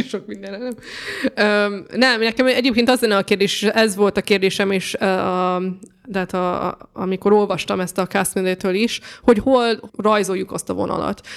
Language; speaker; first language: Hungarian; early bilingual, heritage; Hungarian